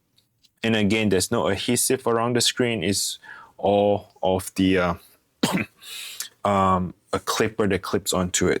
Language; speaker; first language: English; non-native, fluent; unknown